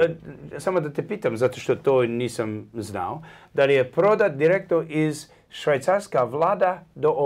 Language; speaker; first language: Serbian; early bilingual, heritage; English